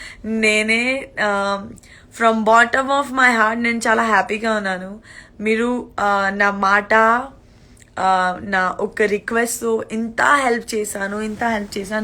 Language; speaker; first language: Telugu; non-native, learner; Gujarati